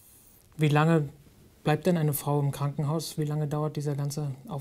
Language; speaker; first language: German; native; German